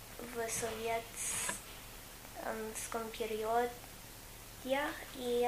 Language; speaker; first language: Russian; non-native, fluent; English